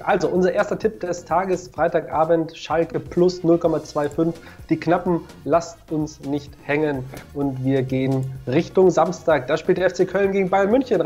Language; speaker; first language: German; native; German